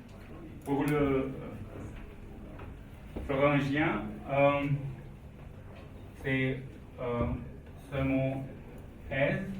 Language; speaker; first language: French; non-native, fluent; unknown